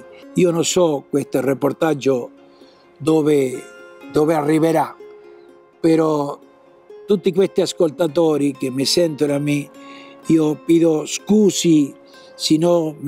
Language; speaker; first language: Italian; early bilingual, heritage; Italian